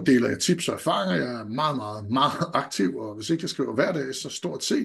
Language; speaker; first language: Danish; native; Danish